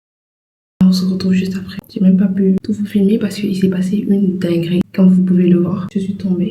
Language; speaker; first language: French; non-native, local second language; Wolof